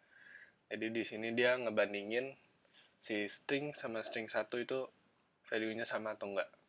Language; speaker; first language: Indonesian; native; Indonesian